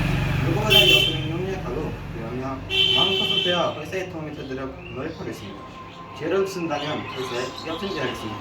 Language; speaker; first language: Korean; non-native, learner; Bangla